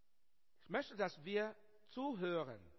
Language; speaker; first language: German; non-native, learner; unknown